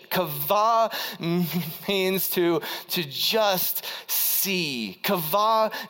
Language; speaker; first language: English; native; English